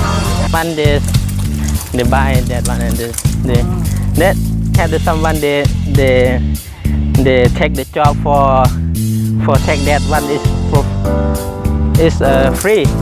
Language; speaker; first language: English; non-native, learner; Lao